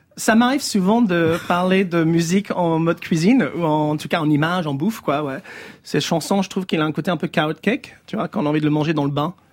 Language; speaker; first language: French; early bilingual, other home language; English